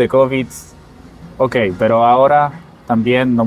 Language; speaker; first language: Spanish; non-native, learner; Polish